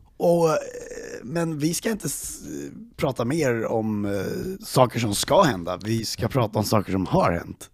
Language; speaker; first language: Swedish; native; Swedish